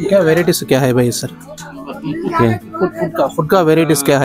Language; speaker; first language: Hindi; non-native, local second language; Telugu